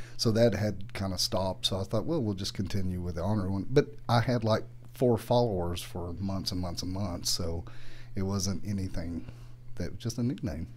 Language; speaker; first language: English; native; English